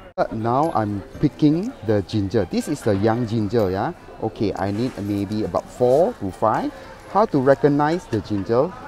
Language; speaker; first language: English; non-native, local second language; Chinese